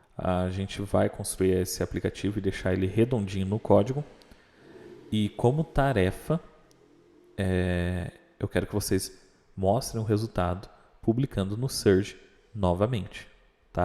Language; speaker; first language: Portuguese; native; Portuguese